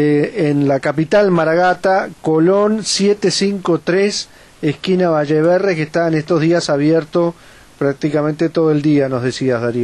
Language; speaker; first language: Spanish; native; Spanish